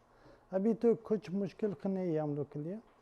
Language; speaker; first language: Hindi; non-native, learner; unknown